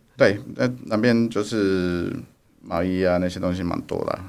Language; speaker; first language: Chinese; non-native, fluent; Spanish